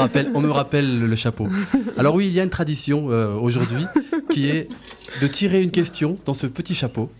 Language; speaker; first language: French; native; French